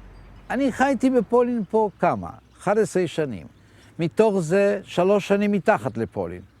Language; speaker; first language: Hebrew; early bilingual, other home language; Yiddish